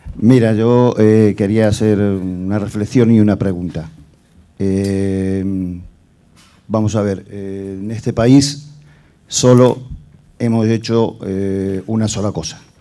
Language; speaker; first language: Spanish; native; Spanish